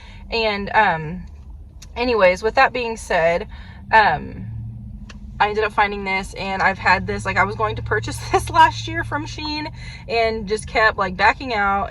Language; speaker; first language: English; native; English